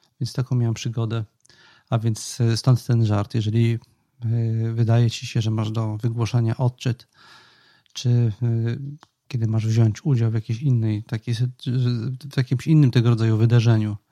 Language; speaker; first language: Polish; native; Polish